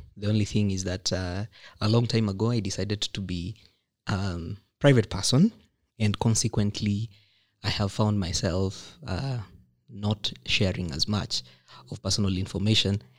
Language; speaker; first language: English; non-native, local second language; Kikuyu